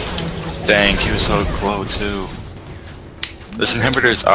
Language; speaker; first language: English; native; English